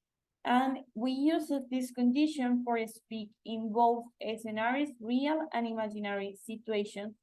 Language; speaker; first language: English; non-native, local second language; Spanish